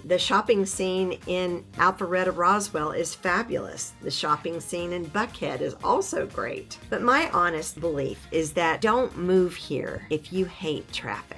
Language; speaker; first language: English; native; English